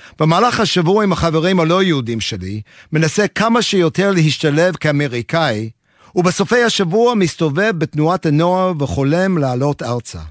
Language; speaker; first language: Hebrew; non-native, fluent; English